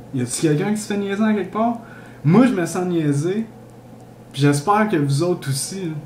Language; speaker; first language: French; native; French